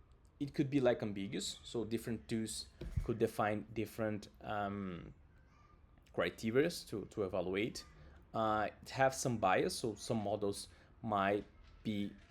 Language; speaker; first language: English; non-native, fluent; Portuguese